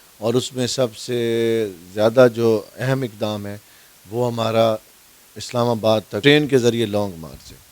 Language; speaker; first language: Urdu; non-native, local second language; Saraiki